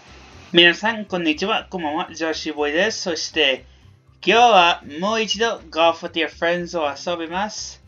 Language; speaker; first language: Japanese; non-native, learner; Spanish